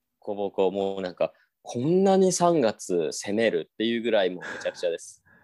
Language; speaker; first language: Japanese; native; Japanese